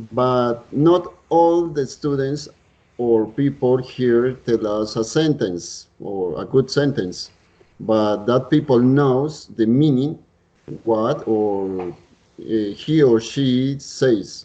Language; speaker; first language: English; non-native, learner; Spanish